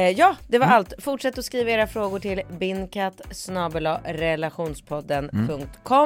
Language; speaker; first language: Swedish; native; Swedish